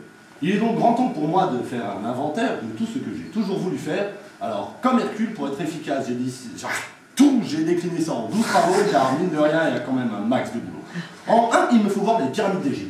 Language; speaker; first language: French; native; French